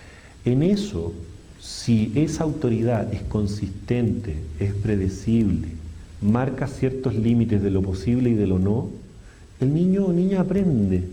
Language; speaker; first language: Spanish; native; Spanish